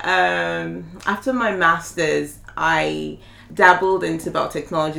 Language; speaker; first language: English; non-native, local second language; Yoruba